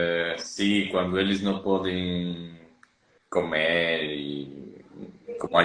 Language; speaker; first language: Portuguese; non-native, learner; Spanish